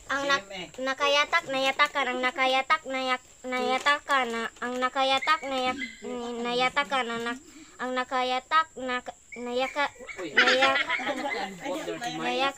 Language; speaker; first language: Cebuano; native; Cebuano